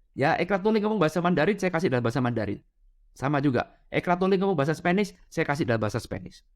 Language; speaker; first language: Indonesian; non-native, local second language; Madurese